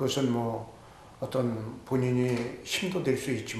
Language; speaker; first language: Korean; native; Korean